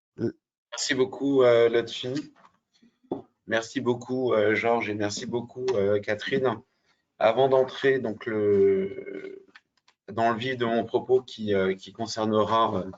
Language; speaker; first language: French; native; French